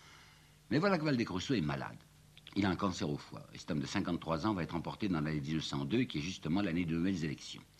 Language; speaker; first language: French; native; French